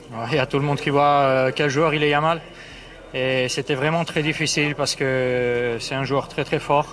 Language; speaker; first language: French; non-native, fluent; Armenian